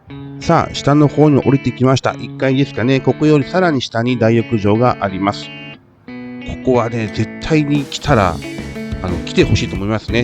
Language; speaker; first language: Japanese; native; Japanese